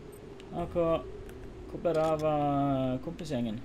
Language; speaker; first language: Norwegian; native; Norwegian